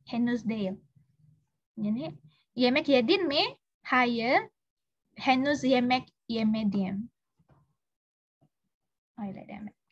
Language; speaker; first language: Turkish; non-native, learner; Indonesian